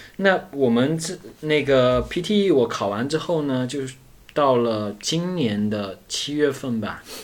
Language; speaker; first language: Chinese; native; Chinese